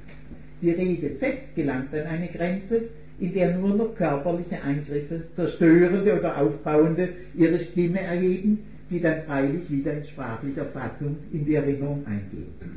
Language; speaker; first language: German; native; German